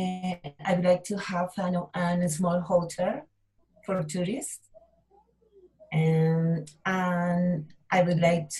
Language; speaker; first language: English; non-native, learner; Spanish